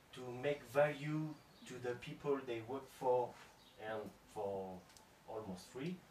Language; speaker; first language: English; non-native, fluent; French